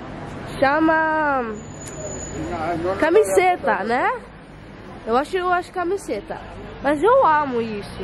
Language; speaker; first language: Portuguese; non-native, learner; Dutch